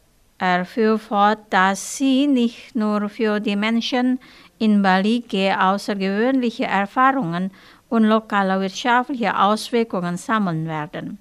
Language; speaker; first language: German; non-native, fluent; Indonesian